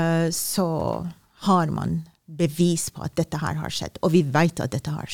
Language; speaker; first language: Norwegian; non-native, fluent; Persian